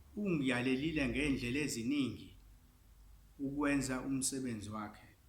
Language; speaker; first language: Zulu; non-native, local second language; English